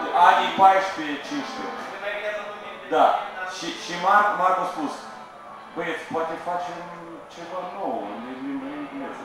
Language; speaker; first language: Romanian; non-native, local second language; Russian